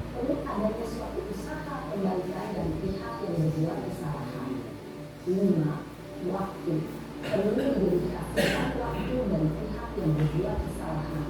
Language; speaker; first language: Indonesian; native; Indonesian